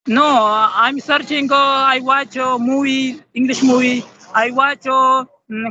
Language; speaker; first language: English; non-native, local second language; Pashto